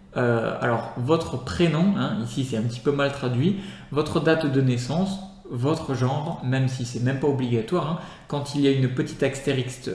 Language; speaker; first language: French; native; French